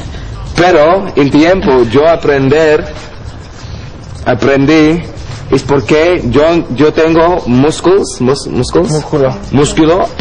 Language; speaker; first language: Spanish; non-native, learner; English